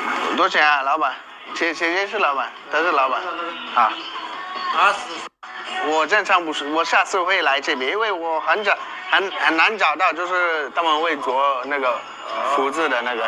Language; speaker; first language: Chinese; non-native, fluent; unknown